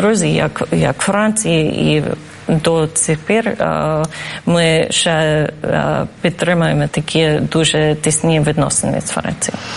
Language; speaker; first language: Ukrainian; non-native, fluent; English